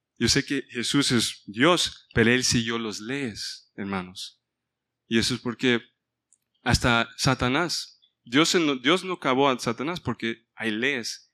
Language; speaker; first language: Spanish; early bilingual, heritage; Spanish